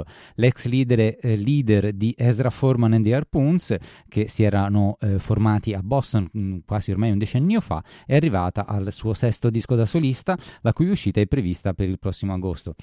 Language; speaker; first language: Italian; native; Italian